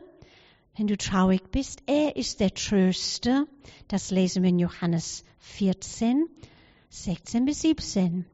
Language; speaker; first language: German; non-native, fluent; English